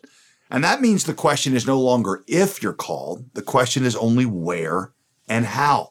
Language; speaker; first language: English; native; English